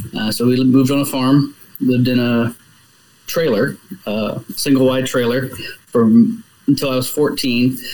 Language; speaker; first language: English; native; English